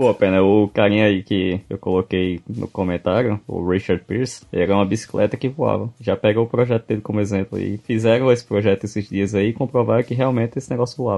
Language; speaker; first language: Portuguese; native; Portuguese